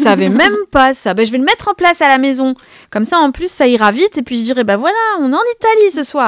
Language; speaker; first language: French; native; French